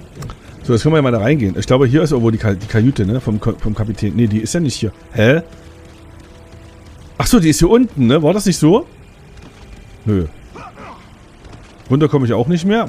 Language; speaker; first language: German; native; German